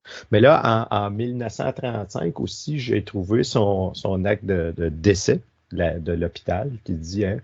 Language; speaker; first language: French; native; French